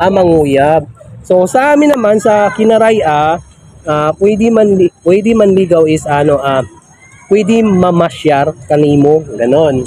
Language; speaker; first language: Filipino; non-native, local second language; Kinaray-a